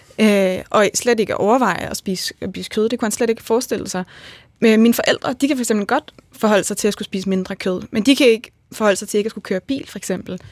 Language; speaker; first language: Danish; native; Danish